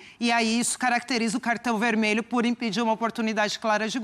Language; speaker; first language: Portuguese; native; Portuguese